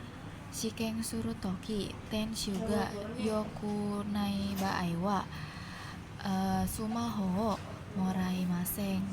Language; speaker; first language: Japanese; non-native, learner; Indonesian